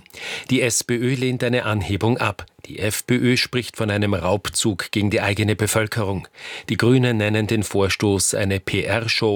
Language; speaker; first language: German; native; German